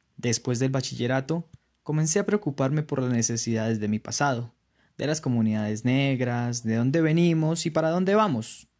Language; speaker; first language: Spanish; native; Spanish